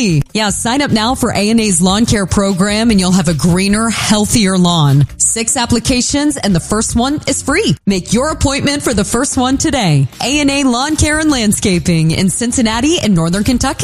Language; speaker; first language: English; native; English